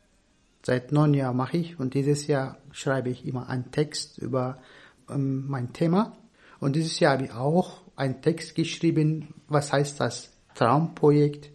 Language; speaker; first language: German; non-native, fluent; Turkish